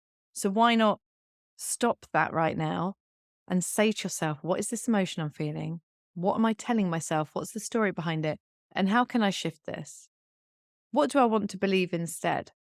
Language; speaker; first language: English; native; English